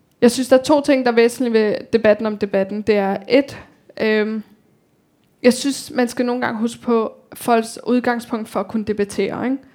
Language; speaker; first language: Danish; early bilingual, other home language; Persian